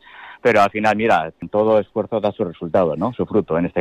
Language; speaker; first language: Spanish; native; Spanish